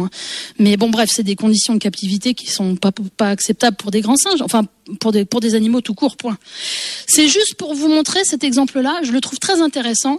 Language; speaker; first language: French; native; French